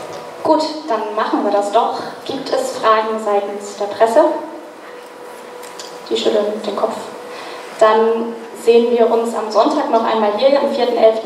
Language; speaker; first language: German; native; German